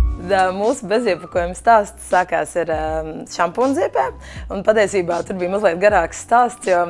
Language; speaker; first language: Latvian; native; Latvian